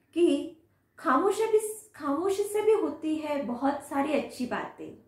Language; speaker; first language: Hindi; non-native, local second language; Marathi